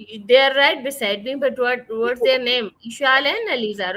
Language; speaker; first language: English; non-native, fluent; Urdu